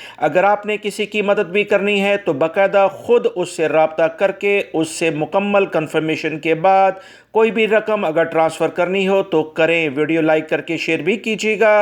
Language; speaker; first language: Urdu; native; Urdu